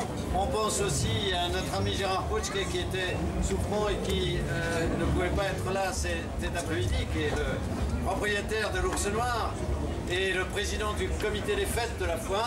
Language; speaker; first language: French; native; French